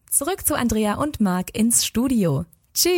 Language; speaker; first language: German; native; German